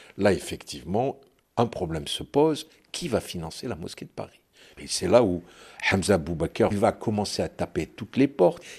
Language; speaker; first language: French; non-native, local second language; Arabic